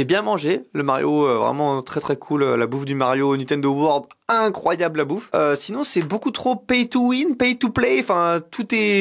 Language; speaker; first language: French; native; French